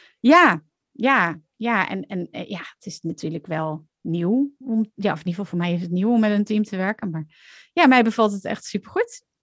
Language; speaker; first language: Dutch; native; Dutch